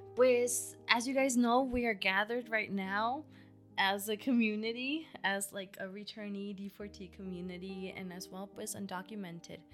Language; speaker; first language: English; early bilingual, other home language; Spanish